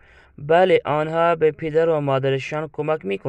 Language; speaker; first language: Persian; non-native, fluent; Urdu